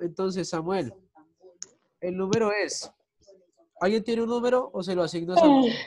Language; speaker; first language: Spanish; native; Spanish